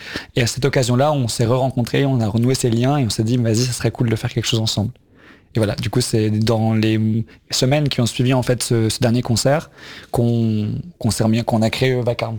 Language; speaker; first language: French; native; French